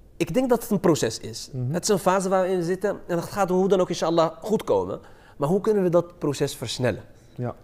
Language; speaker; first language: Dutch; early bilingual, other home language; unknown